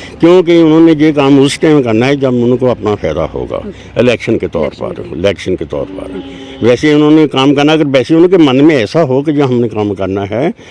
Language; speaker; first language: Hindi; non-native, local second language; Punjabi